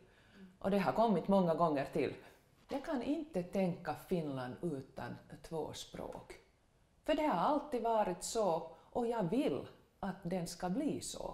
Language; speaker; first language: Swedish; non-native, local second language; Finnish